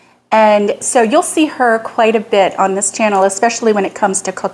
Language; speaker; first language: English; native; English